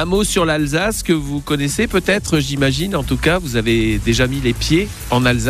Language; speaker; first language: French; native; French